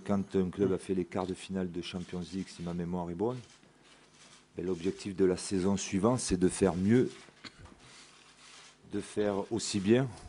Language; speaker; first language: French; native; French